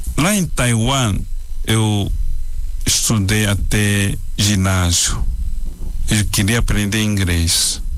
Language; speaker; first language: Portuguese; non-native, fluent; Chinese